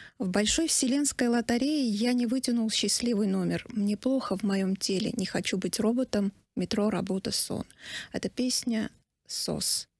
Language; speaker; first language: Russian; non-native, local second language; Armenian